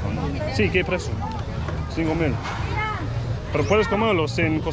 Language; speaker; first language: Spanish; non-native, learner; English